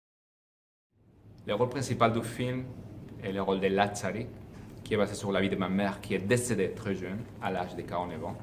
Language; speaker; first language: French; non-native, fluent; Spanish